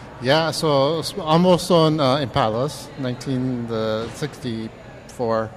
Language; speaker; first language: Spanish; early bilingual, heritage; English